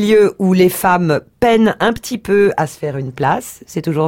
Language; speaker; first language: French; native; French